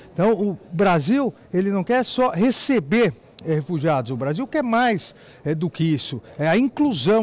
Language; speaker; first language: Portuguese; native; Portuguese